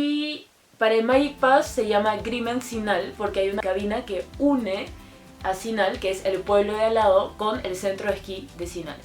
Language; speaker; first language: Spanish; native; Spanish